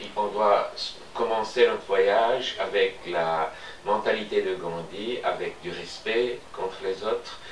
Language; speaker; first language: French; non-native, fluent; Turkish